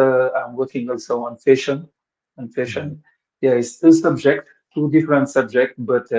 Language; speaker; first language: English; non-native, local second language; Wolof